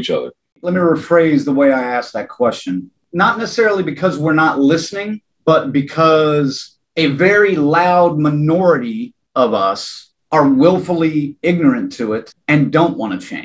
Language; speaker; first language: English; native; English